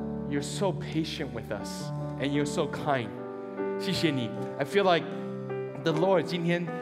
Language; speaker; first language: English; early bilingual, other home language; Chinese